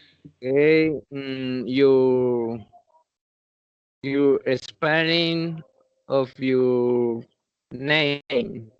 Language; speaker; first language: English; non-native, learner; Spanish